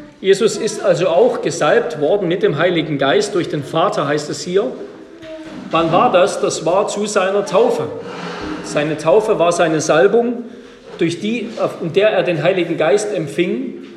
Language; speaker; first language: German; native; German